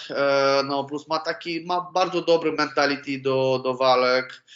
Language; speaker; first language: Polish; non-native, learner; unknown